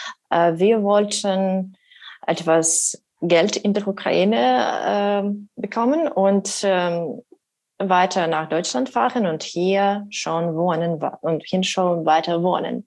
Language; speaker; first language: German; non-native, learner; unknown